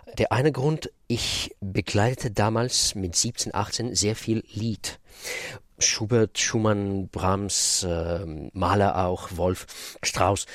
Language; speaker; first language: German; non-native, fluent; Russian